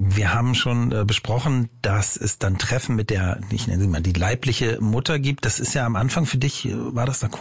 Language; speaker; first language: German; native; German